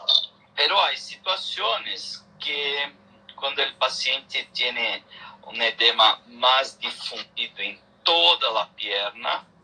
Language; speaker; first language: Spanish; non-native, learner; Portuguese